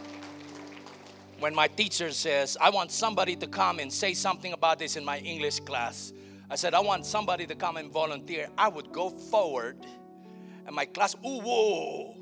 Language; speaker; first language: English; non-native, local second language; Filipino